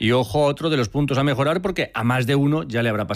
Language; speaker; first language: Spanish; native; Spanish